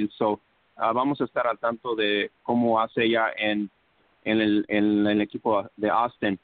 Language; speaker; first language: Spanish; early bilingual, heritage; English